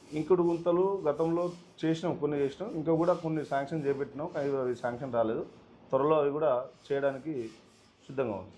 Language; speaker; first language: Telugu; non-native, local second language; Lambadi